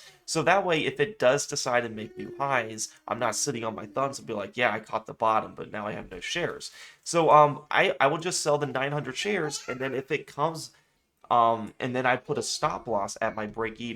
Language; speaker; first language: English; native; English